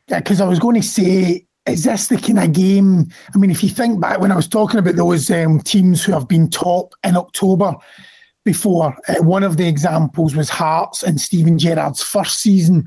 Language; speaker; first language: English; native; English